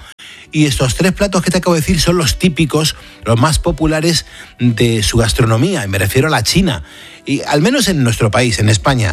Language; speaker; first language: Spanish; native; Spanish